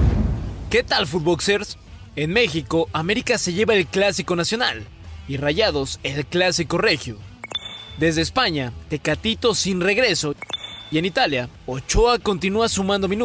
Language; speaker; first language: Spanish; native; Spanish